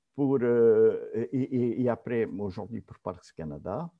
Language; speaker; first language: French; non-native, fluent; Portuguese